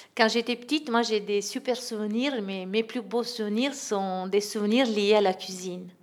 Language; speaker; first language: French; non-native, fluent; Italian